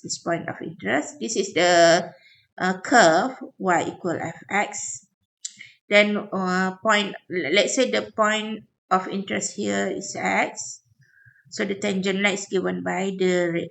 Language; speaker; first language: English; non-native, local second language; Malay